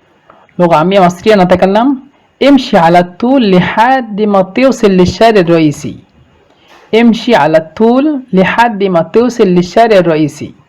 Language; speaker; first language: Arabic; non-native, fluent; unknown